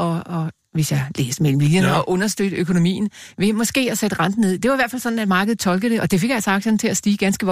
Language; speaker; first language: Danish; native; Danish